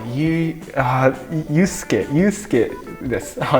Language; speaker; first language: Japanese; non-native, learner; English